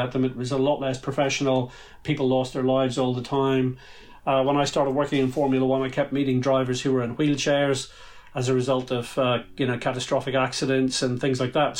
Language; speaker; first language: English; native; English